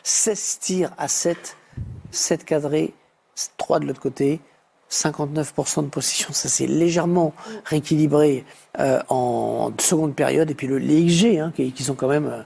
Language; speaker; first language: French; native; French